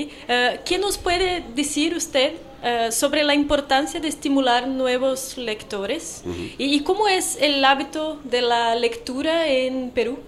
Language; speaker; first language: Spanish; non-native, fluent; Portuguese